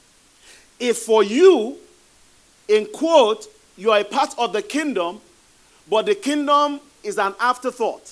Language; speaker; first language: English; non-native, local second language; Yoruba